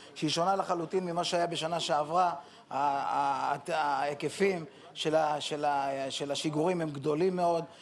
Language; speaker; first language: Hebrew; native; Hebrew